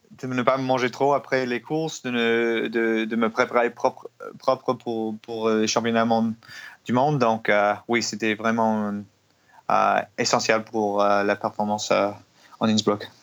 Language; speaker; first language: French; non-native, learner; English